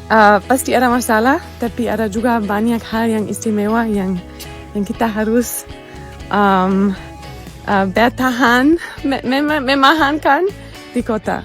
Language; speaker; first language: Indonesian; non-native, fluent; German